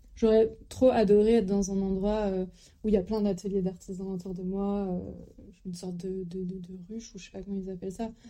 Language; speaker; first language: French; native; French